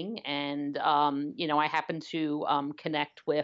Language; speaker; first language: English; native; English